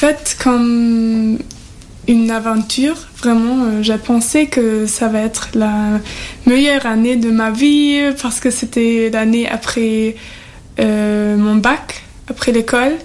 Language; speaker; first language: French; non-native, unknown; German